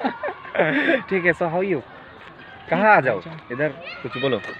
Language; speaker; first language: Hindi; native; Hindi